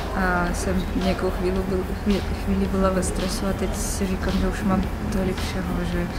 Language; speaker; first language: Czech; non-native, fluent; Russian